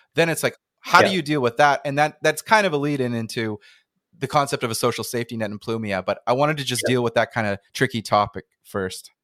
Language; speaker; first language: English; native; English